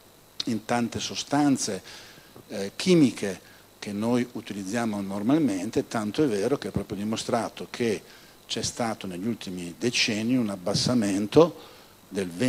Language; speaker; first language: Italian; native; Italian